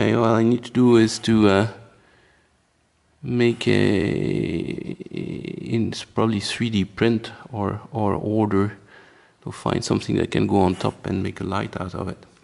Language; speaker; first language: English; non-native, fluent; French